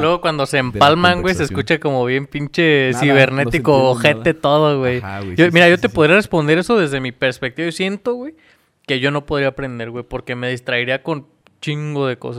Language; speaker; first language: Spanish; native; Spanish